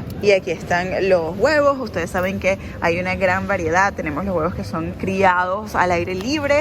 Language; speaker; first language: Spanish; native; Spanish